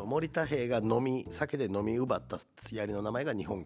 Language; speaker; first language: Japanese; native; Japanese